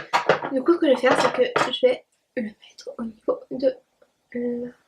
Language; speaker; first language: French; native; French